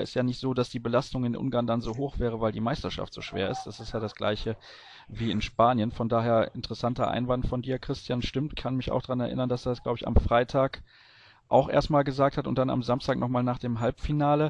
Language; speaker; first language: German; native; German